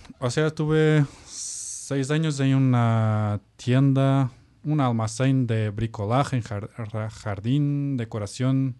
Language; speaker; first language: Spanish; non-native, fluent; Portuguese